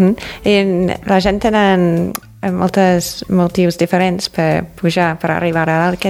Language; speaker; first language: Catalan; non-native, fluent; English